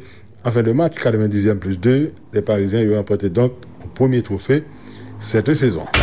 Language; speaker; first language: French; non-native, local second language; Haitian Creole